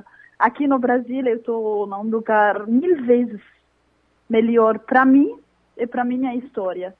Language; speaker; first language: Portuguese; non-native, learner; Arabic